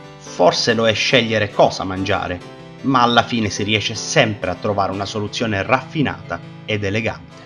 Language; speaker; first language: Italian; native; Italian